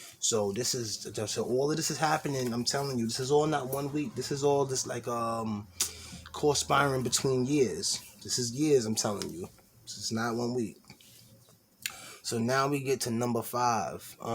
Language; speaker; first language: English; native; English